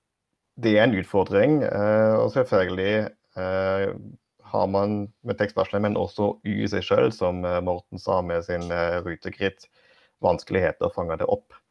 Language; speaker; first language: Norwegian; non-native, fluent; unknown